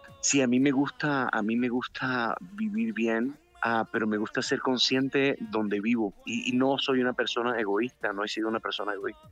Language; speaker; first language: Spanish; native; Spanish